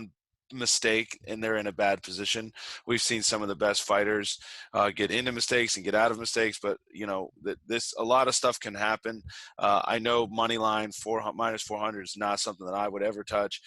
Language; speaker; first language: English; native; English